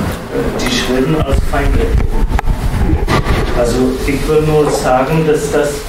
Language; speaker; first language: German; non-native, fluent; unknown